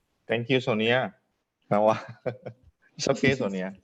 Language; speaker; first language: English; non-native, fluent; Indonesian